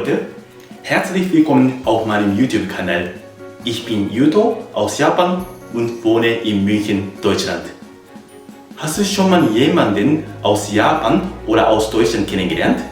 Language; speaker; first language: German; non-native, fluent; Japanese